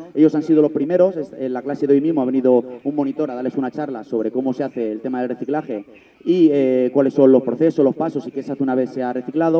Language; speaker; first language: Spanish; native; Spanish